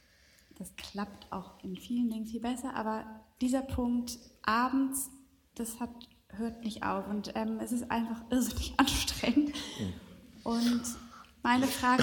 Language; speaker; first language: German; native; German